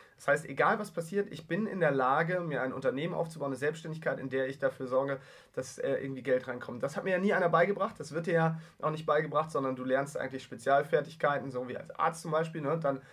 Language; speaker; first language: German; native; German